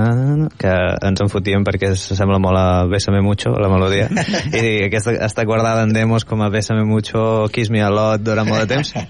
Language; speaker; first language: Catalan; native; Catalan